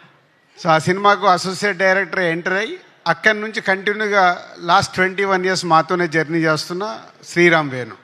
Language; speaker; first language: Telugu; native; Telugu